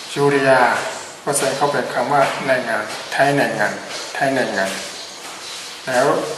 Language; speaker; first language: Thai; non-native, fluent; Burmese